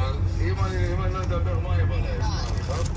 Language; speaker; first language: Hebrew; native; Hebrew